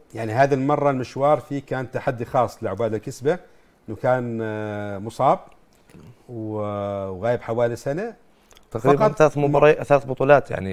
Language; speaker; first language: Arabic; native; Arabic